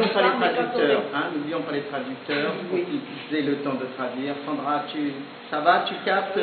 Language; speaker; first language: French; native; French